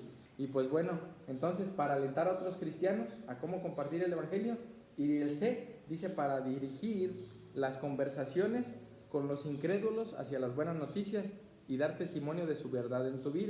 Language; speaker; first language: Spanish; native; Spanish